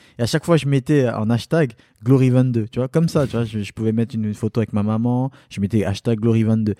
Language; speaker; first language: French; early bilingual, other home language; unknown